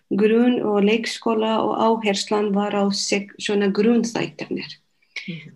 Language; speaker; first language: Icelandic; non-native, fluent; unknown